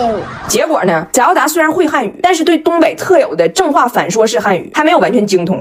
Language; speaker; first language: Chinese; native; Chinese